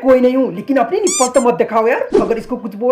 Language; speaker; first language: Hindi; native; Hindi